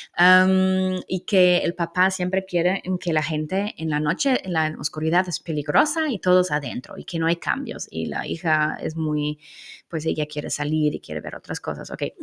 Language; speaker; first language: Spanish; non-native, fluent; German